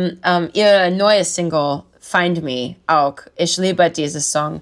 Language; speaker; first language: German; non-native, learner; English